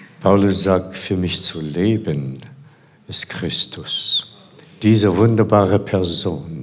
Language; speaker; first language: German; non-native, fluent; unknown